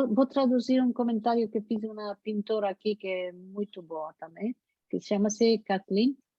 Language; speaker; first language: Portuguese; non-native, fluent; Spanish